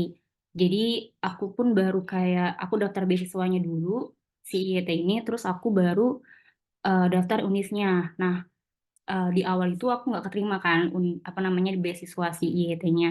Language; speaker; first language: Indonesian; native; Indonesian